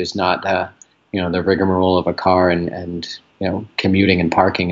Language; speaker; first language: English; native; English